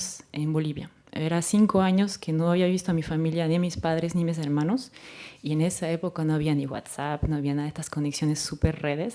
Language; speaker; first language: Spanish; native; Spanish